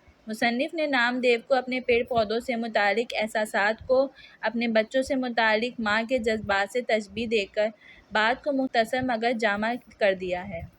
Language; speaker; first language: Urdu; native; Urdu